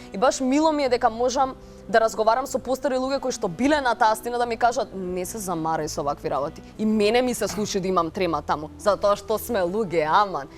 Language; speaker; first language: Macedonian; native; Macedonian